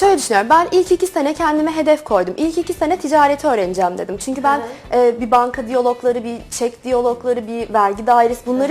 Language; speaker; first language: Turkish; native; Turkish